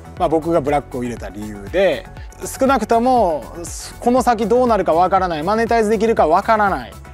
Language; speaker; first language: Japanese; native; Japanese